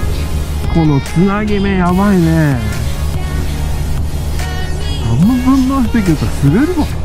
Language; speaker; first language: Japanese; native; Japanese